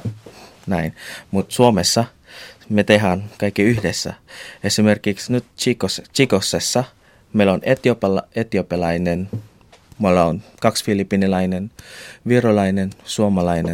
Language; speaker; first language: Finnish; non-native, learner; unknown